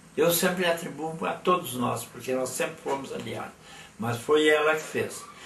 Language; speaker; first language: Portuguese; native; Portuguese